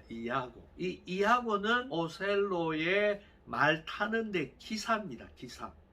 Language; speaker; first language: Korean; native; Korean